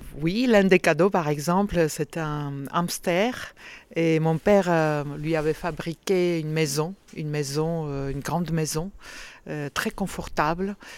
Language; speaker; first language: French; non-native, fluent; Georgian